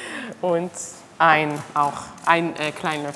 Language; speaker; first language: German; non-native, learner; Hebrew